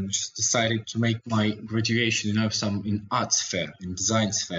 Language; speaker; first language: English; non-native, learner; Russian